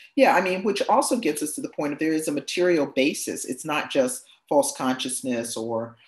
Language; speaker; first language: English; native; English